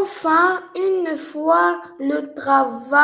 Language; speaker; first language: French; non-native, learner; Arabic